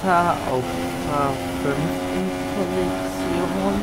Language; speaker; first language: German; native; German